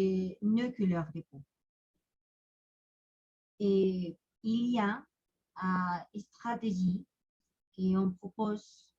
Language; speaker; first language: French; non-native, learner; Spanish